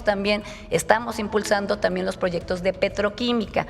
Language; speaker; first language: Spanish; native; Spanish